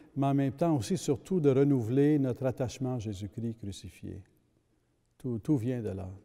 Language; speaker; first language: French; native; French